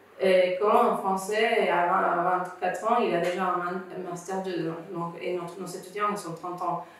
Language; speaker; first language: French; non-native, fluent; Spanish